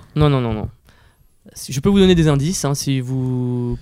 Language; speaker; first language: French; native; French